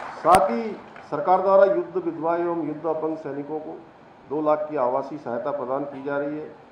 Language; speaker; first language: Hindi; native; Hindi